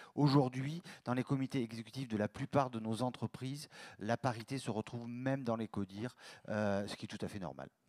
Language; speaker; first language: French; native; French